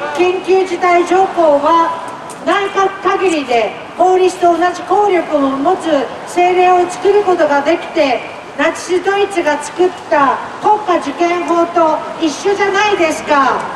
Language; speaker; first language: Japanese; native; Japanese